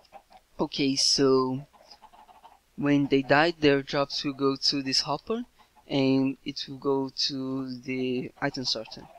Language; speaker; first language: English; non-native, fluent; Portuguese